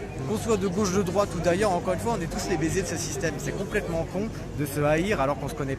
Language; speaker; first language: French; native; French